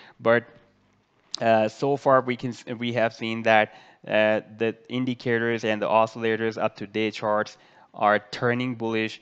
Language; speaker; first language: English; non-native, local second language; Urdu